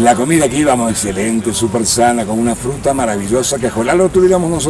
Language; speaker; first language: Spanish; native; Spanish